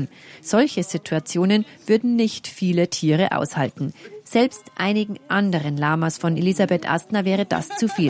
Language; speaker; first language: German; native; German